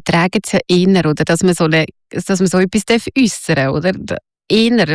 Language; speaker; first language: German; native; German